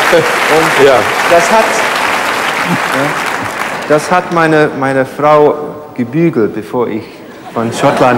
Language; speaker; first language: German; non-native, fluent; English